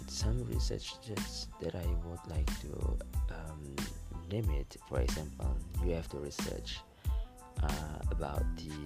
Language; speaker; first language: English; non-native, fluent; Malay